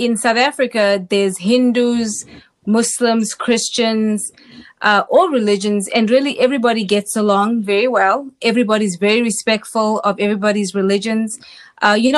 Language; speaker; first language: English; native; English